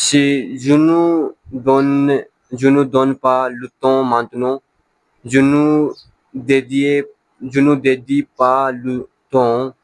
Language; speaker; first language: French; non-native, learner; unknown